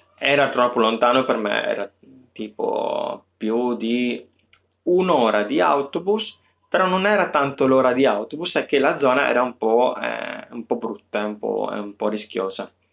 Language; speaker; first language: Italian; native; Italian